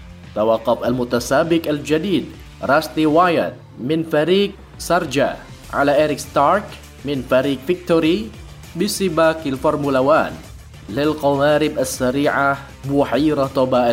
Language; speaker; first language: Arabic; non-native, fluent; Indonesian